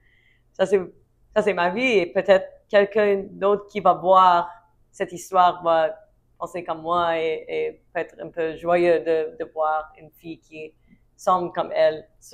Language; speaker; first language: French; non-native, learner; English